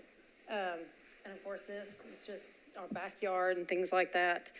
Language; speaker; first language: English; native; English